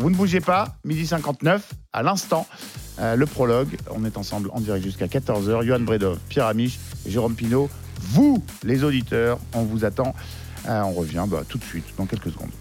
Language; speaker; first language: French; native; French